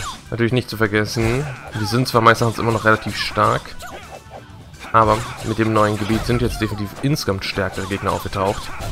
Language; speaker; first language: German; native; German